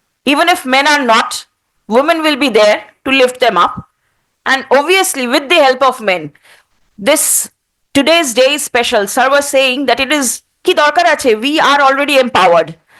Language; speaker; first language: English; non-native, local second language; Bangla